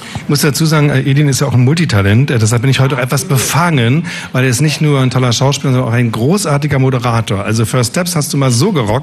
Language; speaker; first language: German; native; German